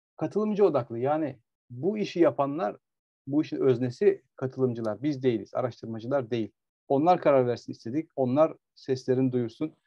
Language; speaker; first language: Turkish; native; Turkish